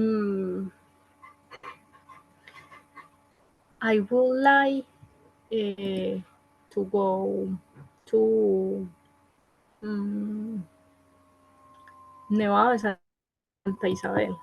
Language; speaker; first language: English; non-native, learner; Spanish